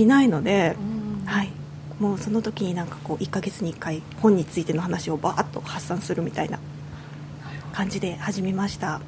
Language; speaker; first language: Japanese; native; Japanese